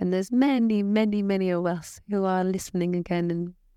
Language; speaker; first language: English; native; English